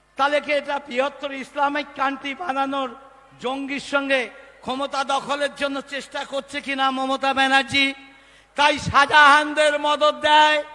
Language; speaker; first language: Bangla; native; Bangla